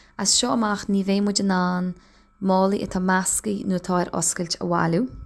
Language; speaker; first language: Irish; native; Irish